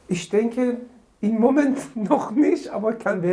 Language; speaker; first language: German; non-native, learner; Persian